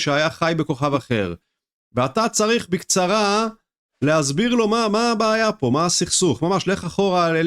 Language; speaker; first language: Hebrew; native; Hebrew